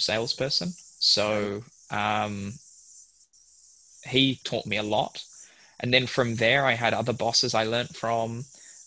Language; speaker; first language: English; native; English